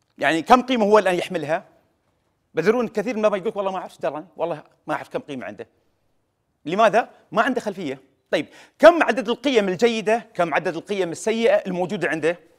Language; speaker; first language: Arabic; native; Arabic